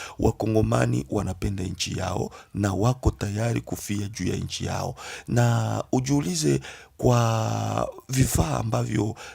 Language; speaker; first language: Swahili; native; Swahili